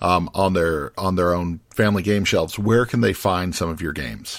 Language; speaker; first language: English; native; English